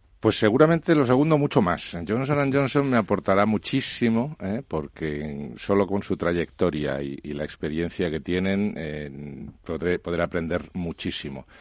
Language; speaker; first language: Spanish; native; Spanish